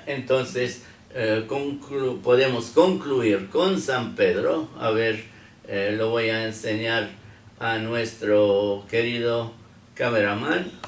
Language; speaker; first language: Spanish; non-native, fluent; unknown